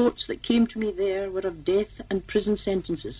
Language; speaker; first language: English; native; English